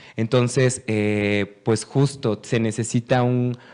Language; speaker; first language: Spanish; native; Spanish